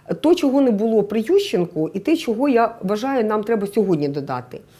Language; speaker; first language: Ukrainian; native; Ukrainian